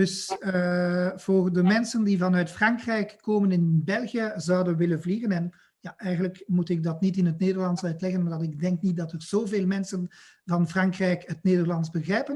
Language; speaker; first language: Dutch; non-native, local second language; French